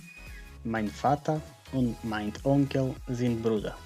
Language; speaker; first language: German; non-native, fluent; Macedonian